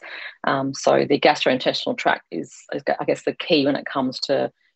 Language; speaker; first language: English; native; English